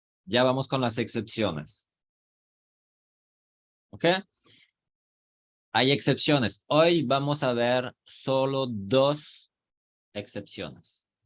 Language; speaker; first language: Spanish; non-native, fluent; French